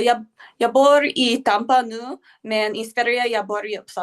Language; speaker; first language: Swedish; non-native, learner; English